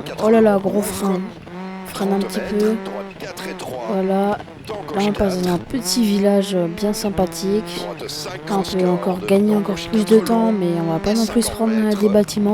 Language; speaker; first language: French; native; French